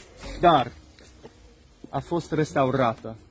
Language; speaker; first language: Romanian; non-native, learner; English